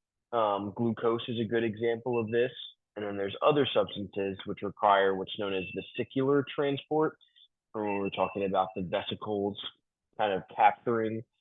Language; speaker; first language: English; native; English